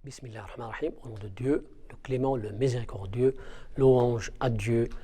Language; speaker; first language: French; non-native, local second language; Arabic